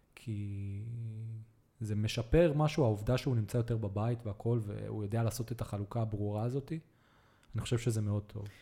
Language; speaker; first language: Hebrew; native; Hebrew